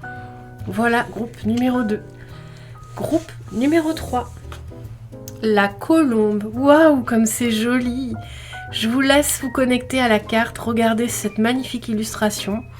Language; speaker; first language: French; native; French